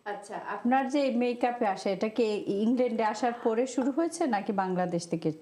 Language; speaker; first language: Bangla; native; Bangla